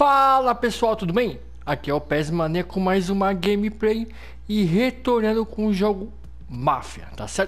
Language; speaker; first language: Portuguese; native; Portuguese